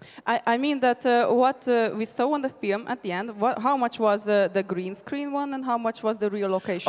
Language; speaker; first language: English; non-native, fluent; Hungarian